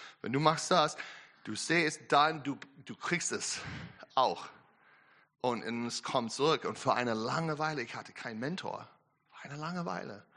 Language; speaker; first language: German; non-native, learner; English